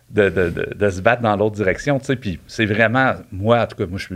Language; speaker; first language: French; native; French